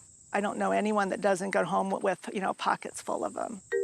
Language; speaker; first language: English; native; English